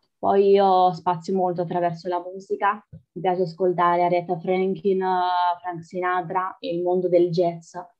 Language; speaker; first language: Italian; early bilingual, other home language; Lithuanian